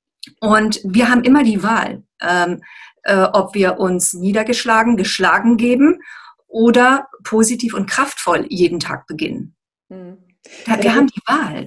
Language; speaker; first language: German; native; German